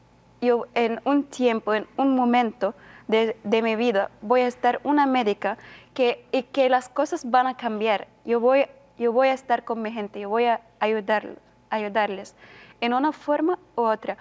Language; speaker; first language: Spanish; non-native, learner; Arabic